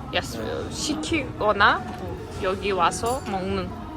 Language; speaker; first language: Korean; non-native, fluent; Azerbaijani